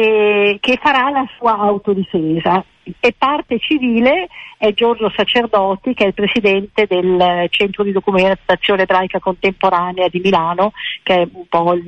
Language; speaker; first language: Italian; native; Italian